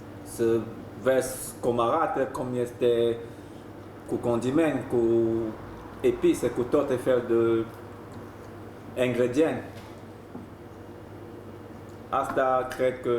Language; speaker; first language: Romanian; non-native, fluent; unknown